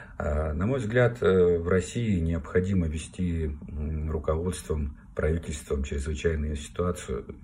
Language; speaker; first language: Russian; native; Russian